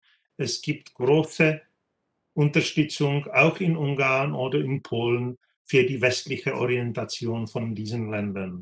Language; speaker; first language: German; non-native, fluent; Czech